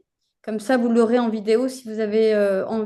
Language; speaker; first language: French; native; French